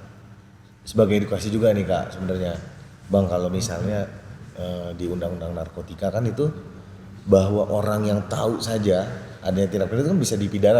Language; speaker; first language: Indonesian; native; Indonesian